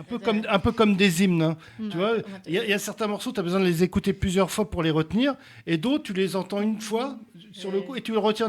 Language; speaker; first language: French; native; French